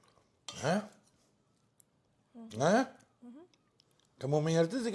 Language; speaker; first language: Indonesian; non-native, learner; French